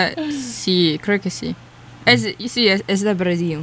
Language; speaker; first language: Spanish; non-native, learner; English